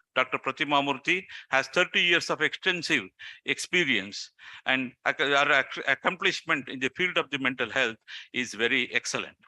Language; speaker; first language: English; non-native, local second language; Kannada